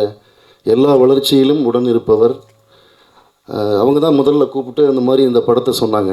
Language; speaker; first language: Tamil; native; Tamil